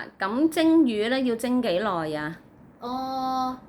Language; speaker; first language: Cantonese; native; Cantonese